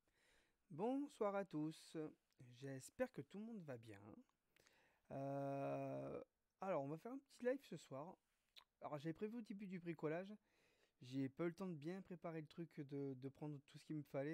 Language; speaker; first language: French; native; French